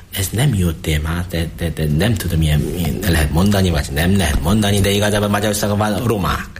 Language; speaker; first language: Hungarian; non-native, learner; Korean